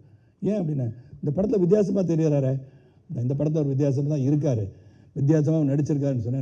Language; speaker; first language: Tamil; native; Tamil